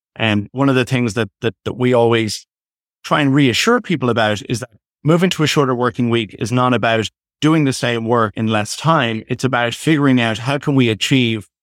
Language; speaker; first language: English; native; English